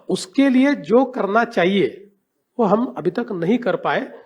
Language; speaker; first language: Hindi; non-native, local second language; Marathi